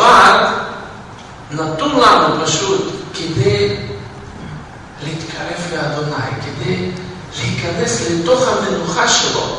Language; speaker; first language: Hebrew; non-native, fluent; Russian